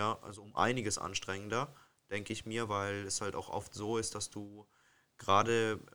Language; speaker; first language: German; native; German